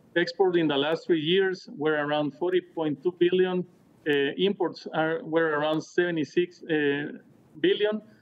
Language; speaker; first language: English; non-native, fluent; Spanish